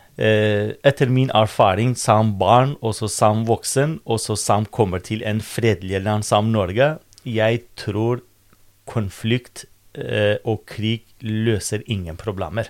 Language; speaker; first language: Norwegian; non-native, fluent; Kurdish